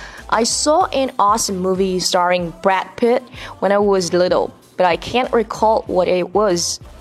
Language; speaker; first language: English; non-native, fluent; Chinese